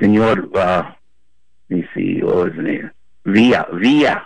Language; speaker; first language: Spanish; non-native, fluent; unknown